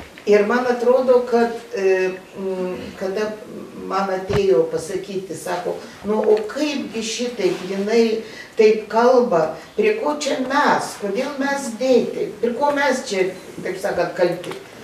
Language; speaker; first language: Lithuanian; native; Lithuanian